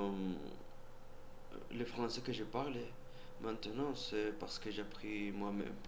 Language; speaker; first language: French; non-native, learner; Spanish